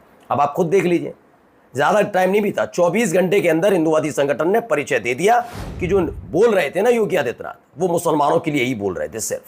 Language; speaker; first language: Hindi; native; Hindi